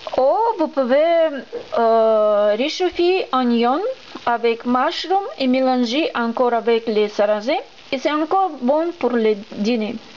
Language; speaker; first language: French; non-native, learner; Russian